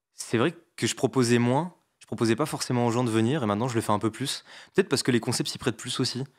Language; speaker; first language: French; native; French